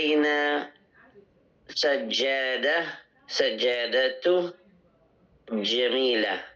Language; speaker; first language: Arabic; non-native, learner; English